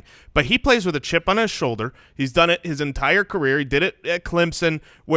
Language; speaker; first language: English; native; English